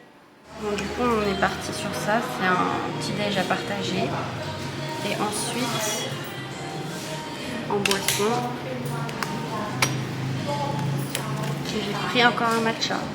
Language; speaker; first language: French; native; French